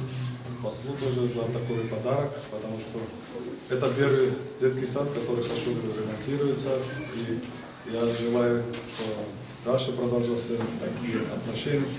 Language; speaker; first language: Russian; non-native, local second language; Georgian